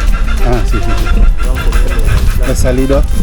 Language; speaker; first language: Spanish; non-native, learner; Filipino